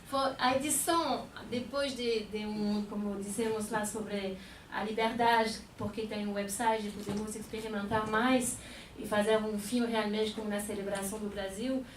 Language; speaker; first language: Portuguese; non-native, fluent; French